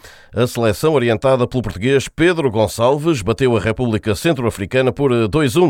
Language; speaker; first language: Portuguese; native; Portuguese